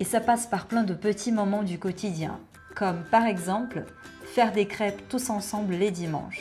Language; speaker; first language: French; non-native, fluent; Portuguese